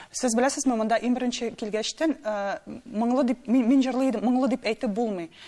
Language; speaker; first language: Tatar; non-native, local second language; Russian